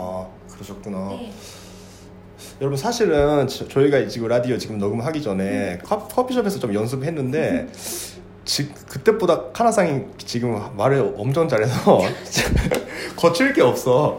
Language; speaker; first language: Korean; non-native, fluent; Japanese